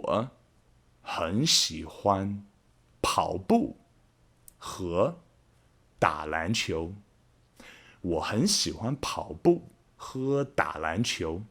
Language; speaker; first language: Chinese; non-native, fluent; English